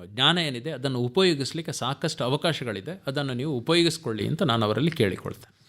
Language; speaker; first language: Kannada; non-native, local second language; Tulu